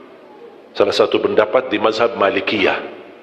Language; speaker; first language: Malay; non-native, fluent; Arabic